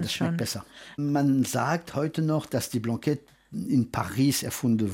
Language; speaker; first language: German; non-native, fluent; French